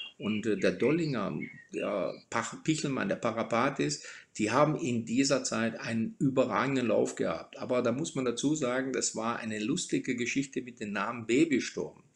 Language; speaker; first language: German; early bilingual, other home language; Croatian